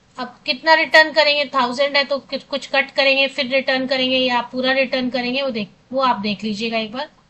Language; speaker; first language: Hindi; native; Hindi